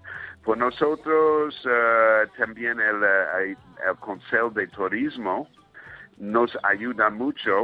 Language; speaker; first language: Spanish; non-native, fluent; English